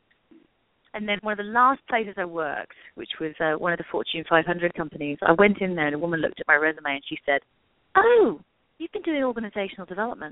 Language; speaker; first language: English; native; English